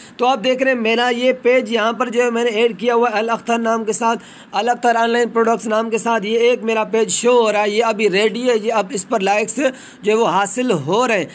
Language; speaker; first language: Hindi; non-native, local second language; Punjabi